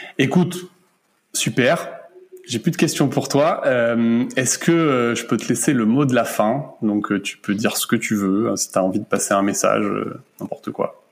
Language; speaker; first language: French; native; French